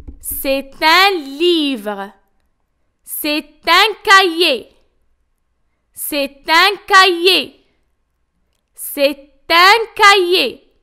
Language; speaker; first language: French; non-native, local second language; Arabic